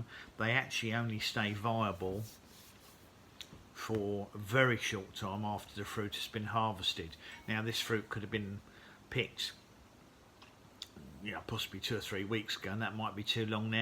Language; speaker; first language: English; native; English